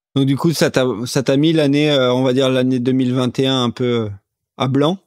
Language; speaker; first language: French; native; French